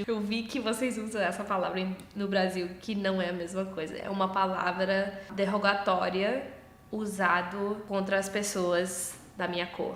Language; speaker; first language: Portuguese; early bilingual, heritage; English